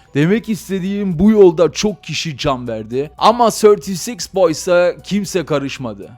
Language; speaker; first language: Turkish; early bilingual, heritage; Turkish